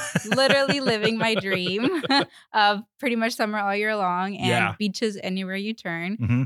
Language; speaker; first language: English; non-native, fluent; Spanish